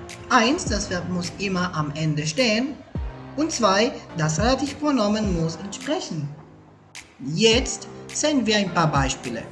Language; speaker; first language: German; non-native, fluent; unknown